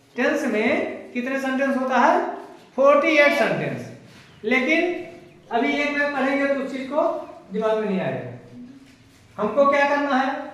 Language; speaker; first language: Hindi; native; Hindi